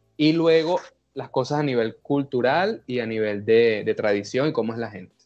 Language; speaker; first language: Spanish; native; Spanish